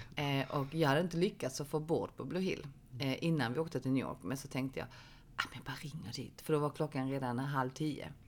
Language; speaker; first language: Swedish; early bilingual, other home language; Korean